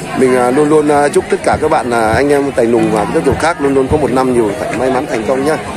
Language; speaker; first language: Vietnamese; non-native, local second language; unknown